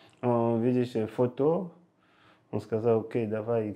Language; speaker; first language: Russian; non-native, learner; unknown